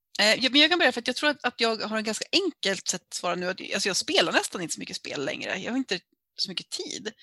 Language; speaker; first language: Swedish; native; Swedish